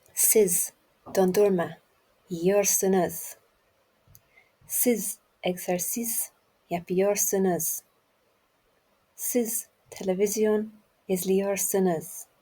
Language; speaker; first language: Turkish; non-native, learner; English